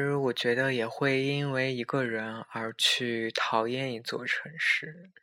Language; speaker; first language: Chinese; native; Chinese